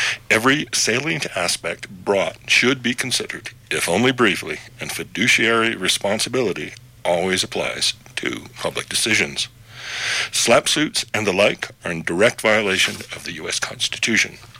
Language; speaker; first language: English; native; English